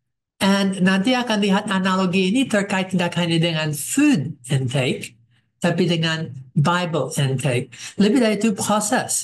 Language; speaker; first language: Indonesian; non-native, fluent; English